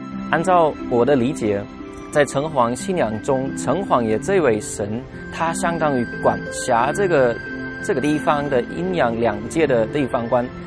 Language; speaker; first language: Chinese; non-native, fluent; German